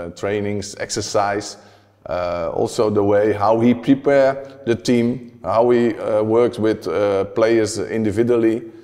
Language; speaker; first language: English; non-native, fluent; Dutch